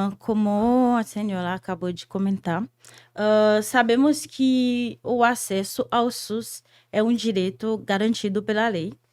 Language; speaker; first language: Portuguese; non-native, fluent; Haitian Creole